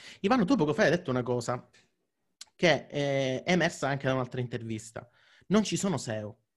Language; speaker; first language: Italian; native; Italian